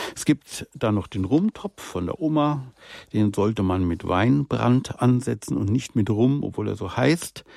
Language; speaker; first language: German; native; German